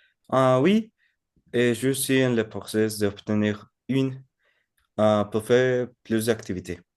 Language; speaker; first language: French; non-native, learner; Spanish